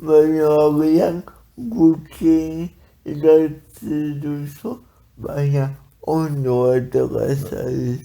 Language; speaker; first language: Basque; non-native, learner; Spanish